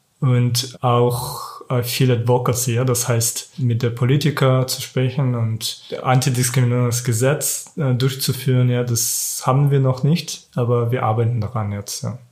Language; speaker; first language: German; non-native, fluent; Kyrgyz